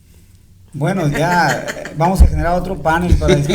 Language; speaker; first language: Spanish; native; Spanish